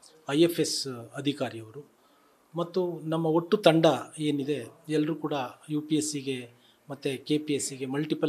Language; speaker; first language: Kannada; native; Kannada